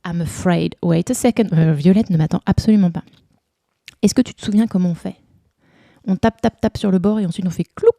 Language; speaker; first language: French; native; French